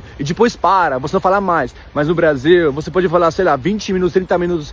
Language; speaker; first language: Portuguese; non-native, learner; Polish